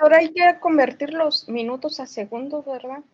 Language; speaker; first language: Spanish; native; Spanish